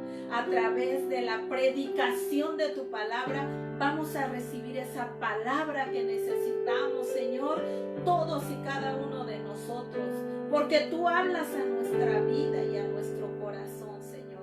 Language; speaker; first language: Spanish; native; Spanish